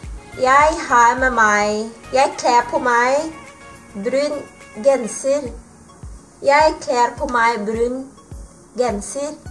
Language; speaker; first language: Norwegian; non-native, learner; Filipino